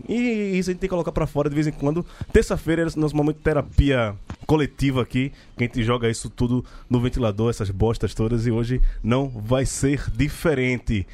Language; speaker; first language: Portuguese; native; Portuguese